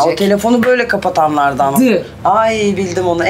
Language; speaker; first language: Turkish; native; Turkish